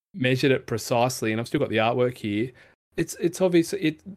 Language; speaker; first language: English; native; English